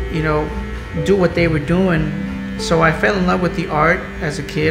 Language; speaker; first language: English; native; English